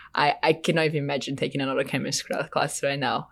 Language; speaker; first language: English; non-native, fluent; Portuguese